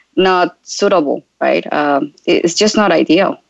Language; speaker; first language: English; non-native, fluent; Spanish